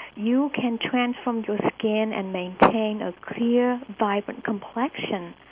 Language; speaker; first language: English; early bilingual, other home language; Vietnamese